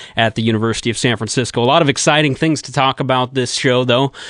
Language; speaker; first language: English; native; English